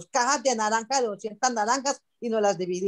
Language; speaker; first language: Spanish; native; Spanish